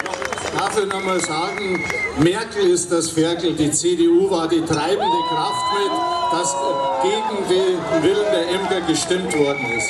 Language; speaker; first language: German; native; German